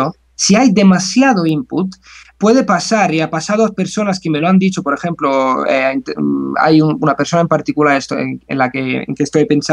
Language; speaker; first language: Spanish; non-native, fluent; Italian